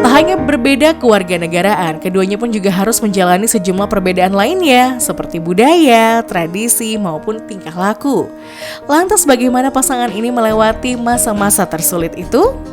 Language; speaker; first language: Indonesian; native; Indonesian